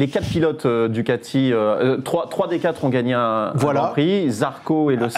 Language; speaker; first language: French; native; French